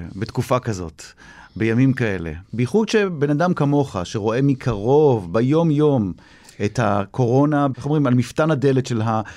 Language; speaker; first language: Hebrew; native; Hebrew